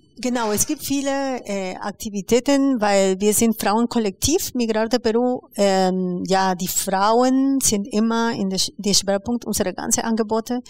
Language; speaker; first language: German; non-native, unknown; Spanish